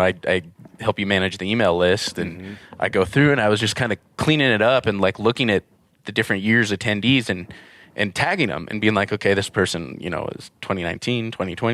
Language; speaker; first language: English; native; English